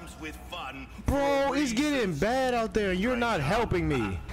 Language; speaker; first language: English; native; English